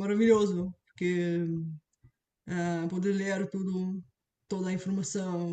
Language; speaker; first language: Portuguese; non-native, learner; Bulgarian